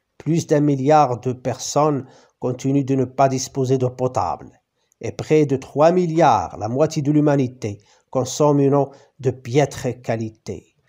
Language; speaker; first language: French; non-native, local second language; Arabic